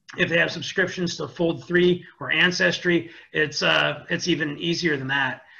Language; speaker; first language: English; native; English